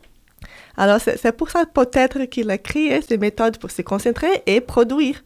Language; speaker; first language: French; non-native, fluent; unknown